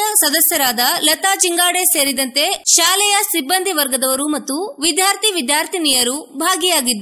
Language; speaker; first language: Kannada; native; Kannada